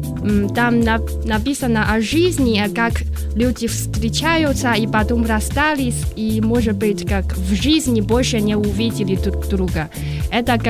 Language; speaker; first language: Russian; non-native, learner; Chinese